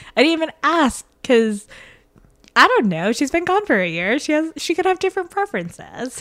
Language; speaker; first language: English; native; English